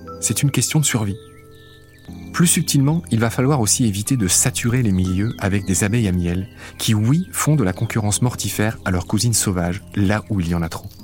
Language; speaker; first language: French; native; French